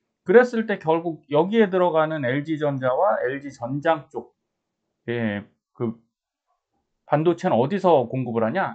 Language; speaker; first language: Korean; native; Korean